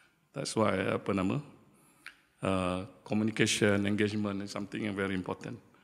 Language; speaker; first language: English; non-native, local second language; Malay